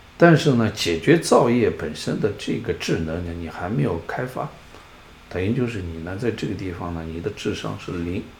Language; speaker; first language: Chinese; non-native, local second language; Tibetan